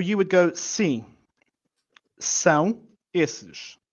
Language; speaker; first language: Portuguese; non-native, fluent; English